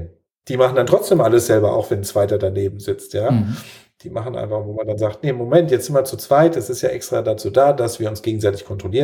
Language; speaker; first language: German; native; German